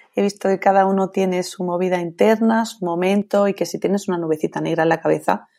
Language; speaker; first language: Spanish; native; Spanish